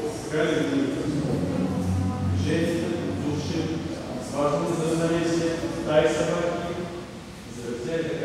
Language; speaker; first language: Bulgarian; non-native, learner; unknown